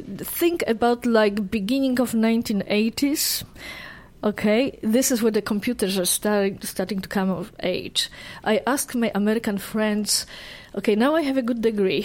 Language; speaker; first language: English; non-native, fluent; Polish